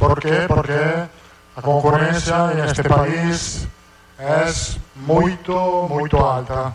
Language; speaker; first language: Portuguese; non-native, fluent; Italian